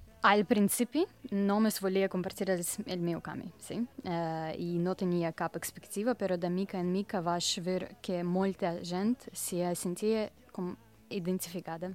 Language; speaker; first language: Catalan; non-native, learner; Russian